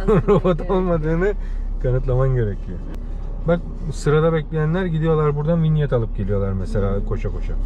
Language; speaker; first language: Turkish; early bilingual, heritage; Turkish